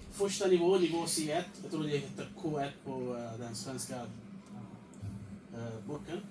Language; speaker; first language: Swedish; non-native, fluent; Urdu